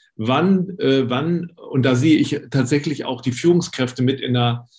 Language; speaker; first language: German; native; German